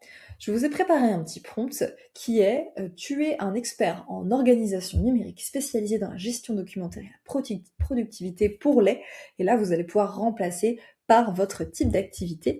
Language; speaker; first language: French; native; French